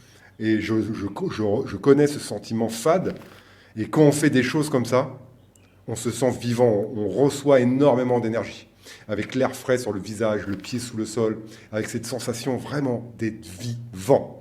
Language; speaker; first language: French; native; French